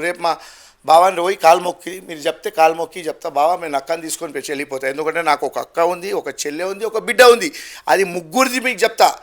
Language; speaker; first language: Telugu; non-native, local second language; Gujarati